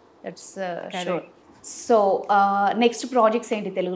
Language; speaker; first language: Telugu; native; Telugu